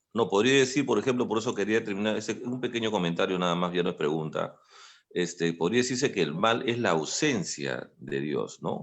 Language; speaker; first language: Spanish; native; Spanish